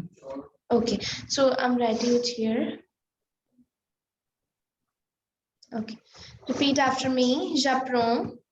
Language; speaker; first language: English; non-native, local second language; Hindi